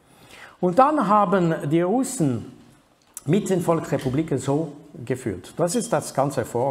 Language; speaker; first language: German; non-native, fluent; French